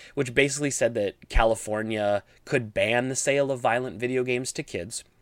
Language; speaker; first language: English; native; English